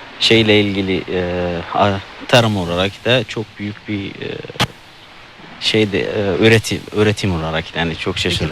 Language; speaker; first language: Turkish; non-native, learner; Arabic